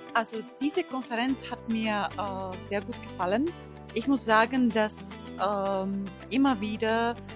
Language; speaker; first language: German; non-native, fluent; Slovak